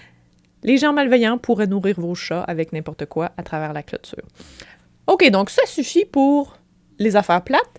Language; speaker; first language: French; native; French